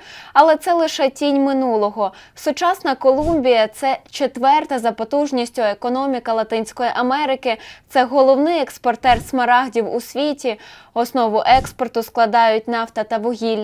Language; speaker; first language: Ukrainian; native; Ukrainian